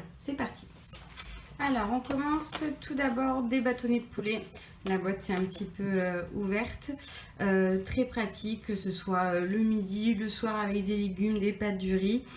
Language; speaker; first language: French; native; French